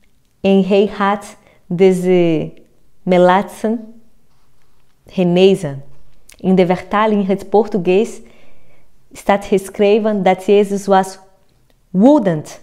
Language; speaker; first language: Dutch; non-native, fluent; Portuguese